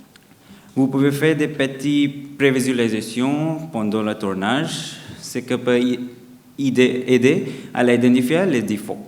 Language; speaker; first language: French; non-native, fluent; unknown